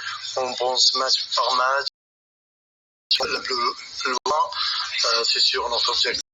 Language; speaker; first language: French; non-native, learner; Arabic